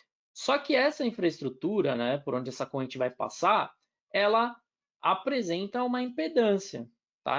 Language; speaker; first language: Portuguese; native; Portuguese